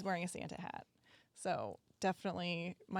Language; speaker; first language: English; native; English